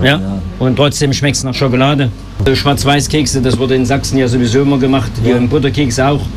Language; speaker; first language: German; native; German